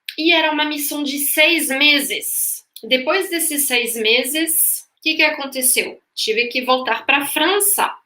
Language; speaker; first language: Portuguese; non-native, fluent; French